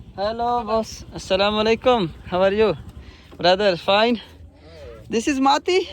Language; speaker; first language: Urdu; non-native, local second language; Punjabi